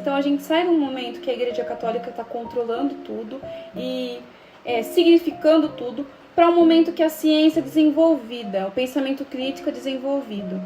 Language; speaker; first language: Portuguese; native; Portuguese